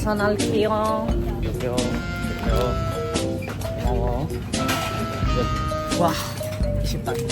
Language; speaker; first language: Korean; non-native, learner; Filipino